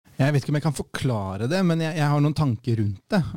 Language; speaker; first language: Norwegian; native; Norwegian